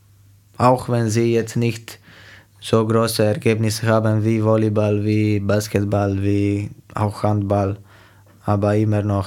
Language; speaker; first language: German; non-native, fluent; Slovenian